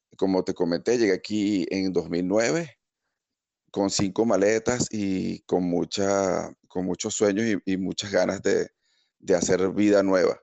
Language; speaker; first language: Spanish; native; Spanish